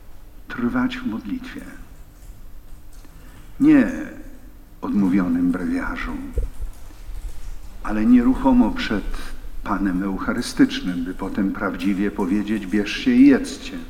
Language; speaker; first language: Polish; native; Polish